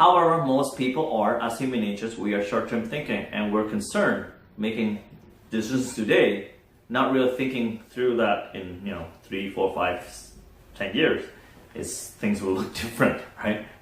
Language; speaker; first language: English; non-native, fluent; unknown